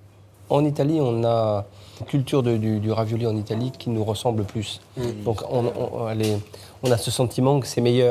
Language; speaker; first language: French; native; French